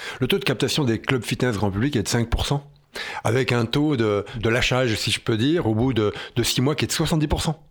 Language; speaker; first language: French; native; French